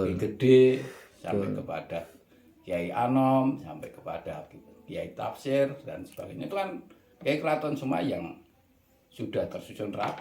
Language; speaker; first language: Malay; non-native, local second language; Javanese